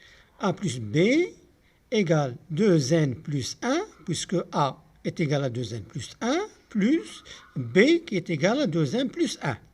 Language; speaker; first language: French; non-native, local second language; Arabic